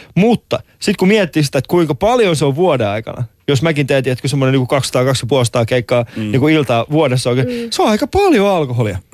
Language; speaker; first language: Finnish; early bilingual, other home language; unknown